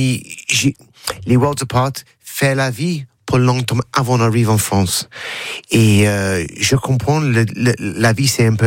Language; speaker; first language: French; non-native, learner; English